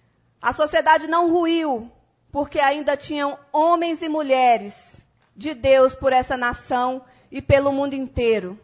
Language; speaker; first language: Portuguese; native; Portuguese